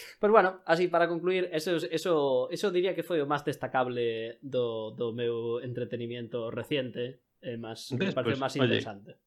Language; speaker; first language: Galician; non-native, local second language; Spanish